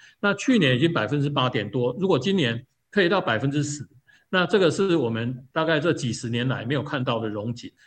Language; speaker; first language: Chinese; native; Chinese